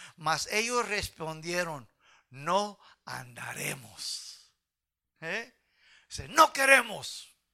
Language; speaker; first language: Spanish; early bilingual, heritage; Spanish